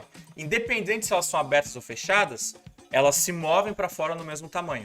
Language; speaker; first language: Portuguese; native; Portuguese